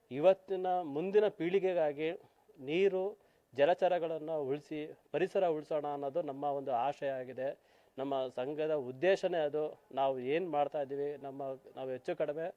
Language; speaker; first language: Kannada; native; Kannada